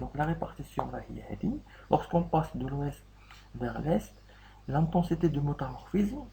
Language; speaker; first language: French; non-native, local second language; Arabic